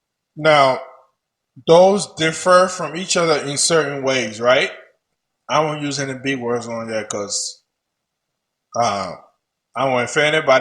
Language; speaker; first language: English; native; English